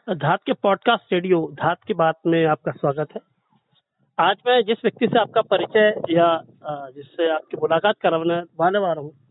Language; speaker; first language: Hindi; native; Hindi